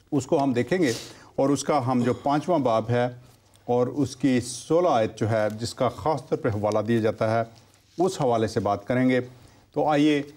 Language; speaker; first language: Urdu; non-native, local second language; Punjabi